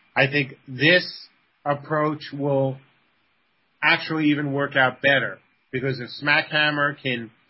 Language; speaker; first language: English; native; English